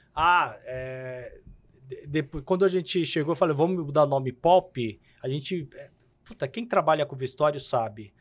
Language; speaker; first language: Portuguese; early bilingual, other home language; Korean